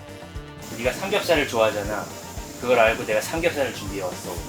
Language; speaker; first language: Korean; early bilingual, heritage; Korean